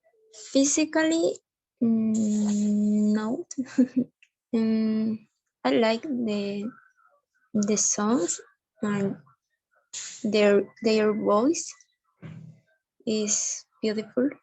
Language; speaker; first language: English; non-native, learner; Spanish